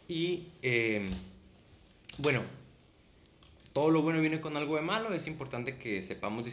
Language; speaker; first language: Spanish; native; Spanish